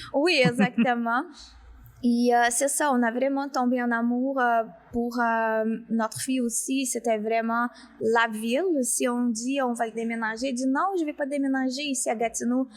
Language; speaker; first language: French; non-native, fluent; Portuguese